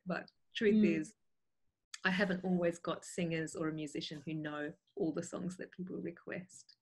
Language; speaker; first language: English; native; English